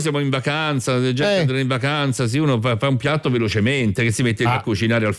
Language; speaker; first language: Italian; native; Italian